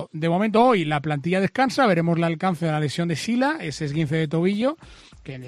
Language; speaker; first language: Spanish; native; Spanish